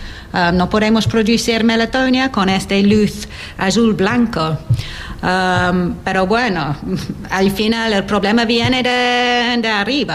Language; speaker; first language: Spanish; non-native, learner; English